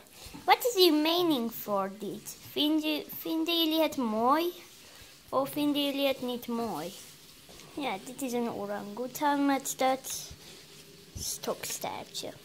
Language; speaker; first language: Dutch; early bilingual, other home language; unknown